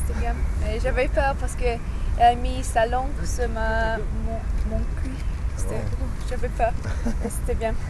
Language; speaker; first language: French; non-native, learner; English